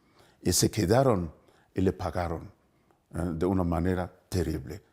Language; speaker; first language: Spanish; non-native, fluent; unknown